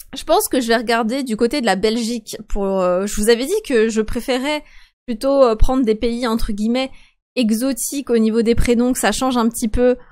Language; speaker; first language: French; native; French